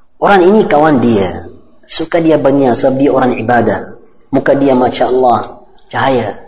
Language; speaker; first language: Malay; non-native, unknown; Arabic